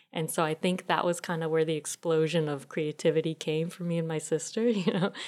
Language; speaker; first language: English; early bilingual, other home language; Italian